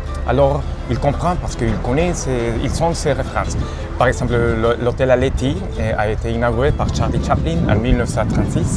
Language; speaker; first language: French; non-native, fluent; Spanish